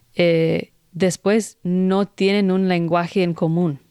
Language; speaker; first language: Spanish; non-native, fluent; English